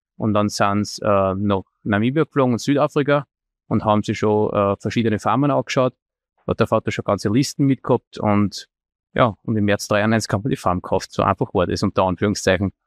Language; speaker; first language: German; native; German